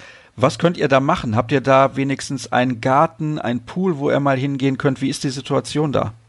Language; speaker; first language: German; native; German